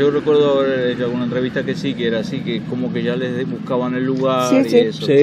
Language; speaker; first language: Spanish; native; Spanish